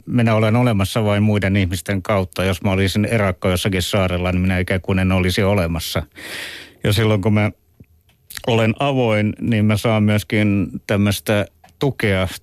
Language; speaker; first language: Finnish; native; Finnish